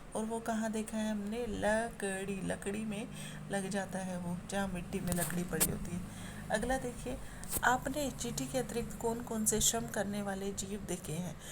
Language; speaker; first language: Hindi; native; Hindi